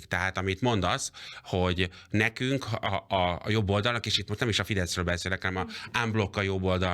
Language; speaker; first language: Hungarian; native; Hungarian